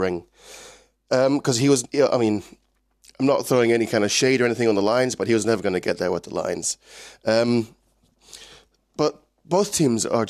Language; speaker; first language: English; native; English